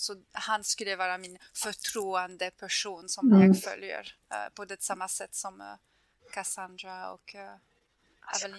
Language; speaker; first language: Swedish; non-native, fluent; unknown